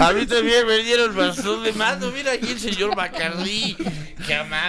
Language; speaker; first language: Spanish; native; Spanish